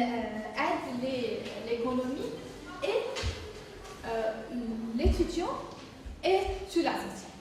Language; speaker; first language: French; non-native, fluent; English